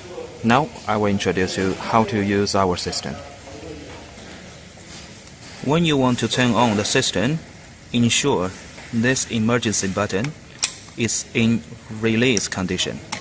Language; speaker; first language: English; non-native, learner; Chinese